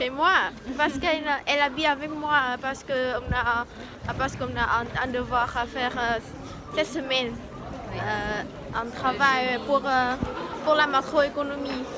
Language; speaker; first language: French; non-native, learner; Vietnamese